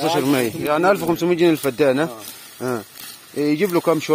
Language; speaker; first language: Arabic; native; Arabic